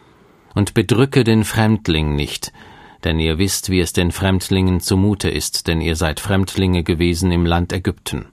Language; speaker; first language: German; native; German